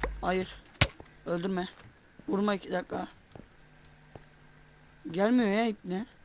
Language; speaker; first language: Turkish; native; Turkish